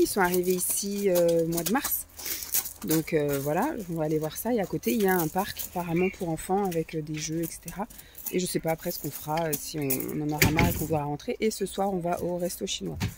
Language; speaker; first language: French; native; French